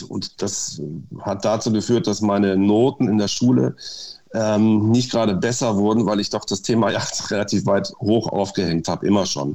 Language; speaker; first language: German; native; German